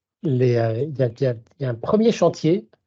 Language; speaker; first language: French; native; French